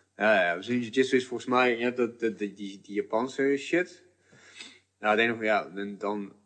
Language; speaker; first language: Dutch; early bilingual, other home language; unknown